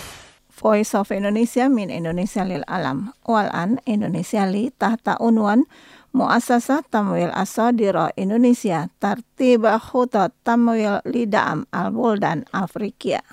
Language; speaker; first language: Arabic; non-native, fluent; Indonesian